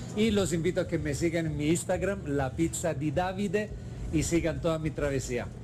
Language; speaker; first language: Spanish; non-native, fluent; Italian